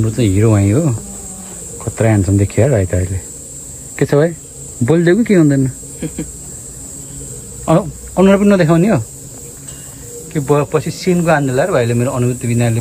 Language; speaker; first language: Nepali; native; Nepali